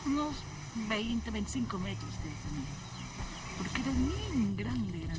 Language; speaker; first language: Spanish; non-native, local second language; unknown